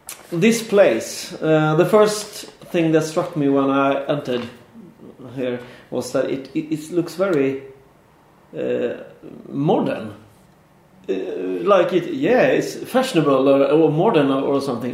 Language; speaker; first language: English; non-native, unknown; Swedish